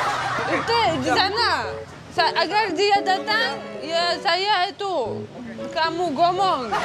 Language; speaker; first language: Indonesian; non-native, learner; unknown